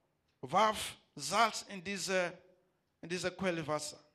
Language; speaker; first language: German; non-native, learner; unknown